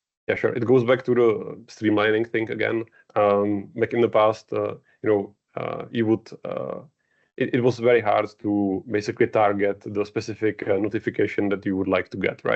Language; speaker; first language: English; non-native, fluent; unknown